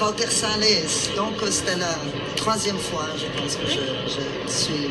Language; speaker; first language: French; non-native, learner; Portuguese